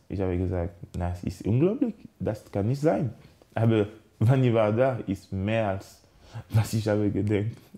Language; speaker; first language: German; non-native, learner; French